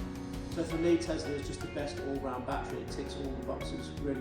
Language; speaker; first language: English; native; English